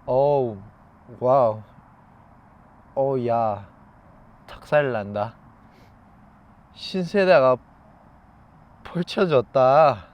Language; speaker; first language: Korean; non-native, fluent; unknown